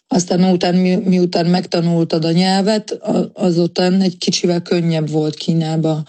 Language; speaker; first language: Hungarian; native; Hungarian